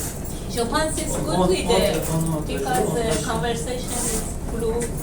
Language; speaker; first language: French; non-native, learner; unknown